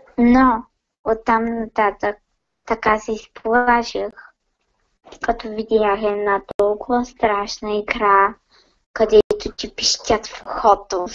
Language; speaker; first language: Bulgarian; native; Bulgarian